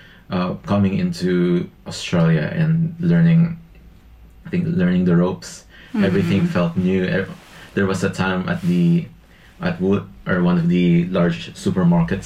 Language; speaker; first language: English; non-native, local second language; Filipino